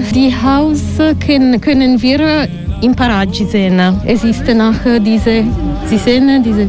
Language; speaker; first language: German; non-native, learner; Italian